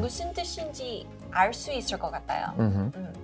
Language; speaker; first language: Korean; non-native, fluent; English